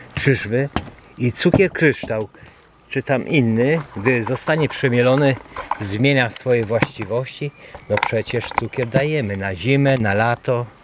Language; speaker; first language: Polish; native; Polish